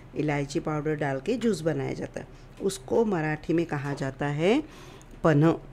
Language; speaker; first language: Hindi; non-native, local second language; Marathi